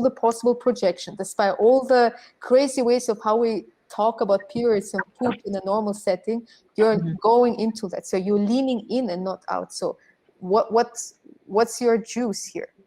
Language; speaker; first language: English; non-native, fluent; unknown